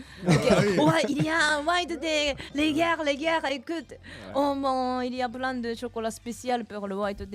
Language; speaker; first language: French; non-native, fluent; Japanese